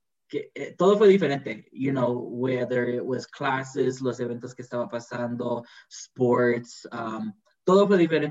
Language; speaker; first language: Spanish; early bilingual, heritage; Spanish